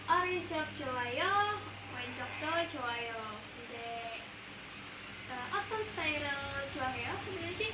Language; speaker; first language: Korean; non-native, learner; Indonesian